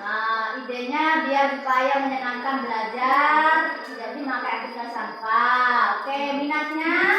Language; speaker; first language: Indonesian; native; Indonesian